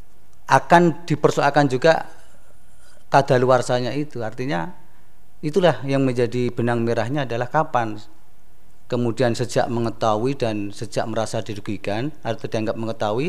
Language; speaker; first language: Indonesian; native; Indonesian